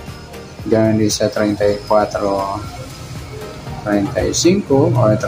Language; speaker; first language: Filipino; native; Filipino